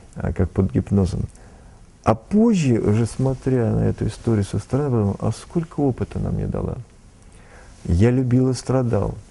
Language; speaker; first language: Russian; native; Russian